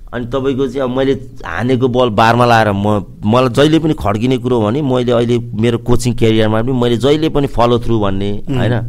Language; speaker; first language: Nepali; native; Nepali